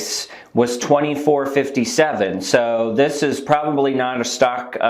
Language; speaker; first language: English; native; English